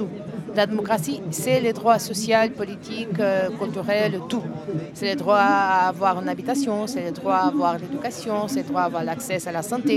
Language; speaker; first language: French; non-native, fluent; Portuguese